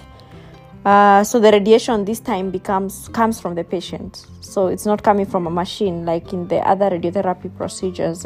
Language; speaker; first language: English; non-native, local second language; Kikuyu